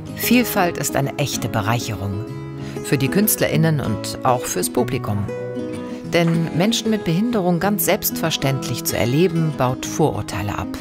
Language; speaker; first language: German; native; German